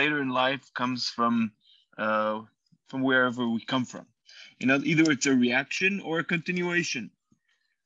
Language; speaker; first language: English; non-native, fluent; Hebrew